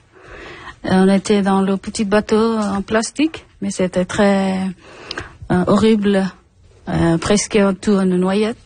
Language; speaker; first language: French; non-native, learner; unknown